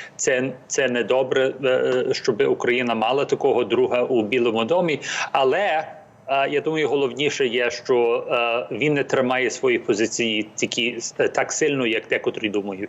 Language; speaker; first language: Ukrainian; early bilingual, heritage; English